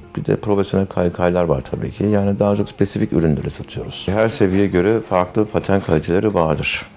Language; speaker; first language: Turkish; early bilingual, heritage; Turkish